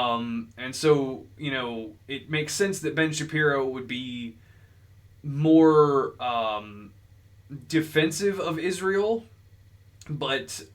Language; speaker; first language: English; native; English